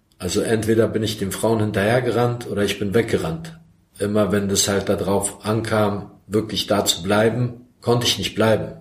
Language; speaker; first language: German; early bilingual, other home language; Croatian